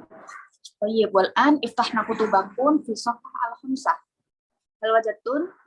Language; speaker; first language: Arabic; non-native, learner; Indonesian